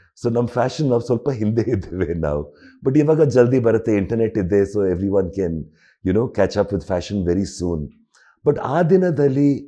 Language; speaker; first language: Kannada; non-native, local second language; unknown